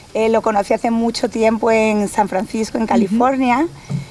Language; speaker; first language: Spanish; native; Spanish